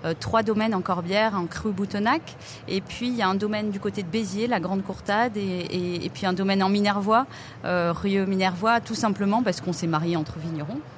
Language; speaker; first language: French; native; French